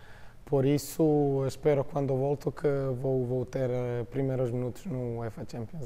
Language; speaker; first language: Portuguese; non-native, fluent; Croatian